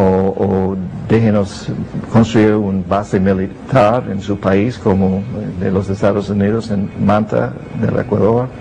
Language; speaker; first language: Spanish; non-native, fluent; English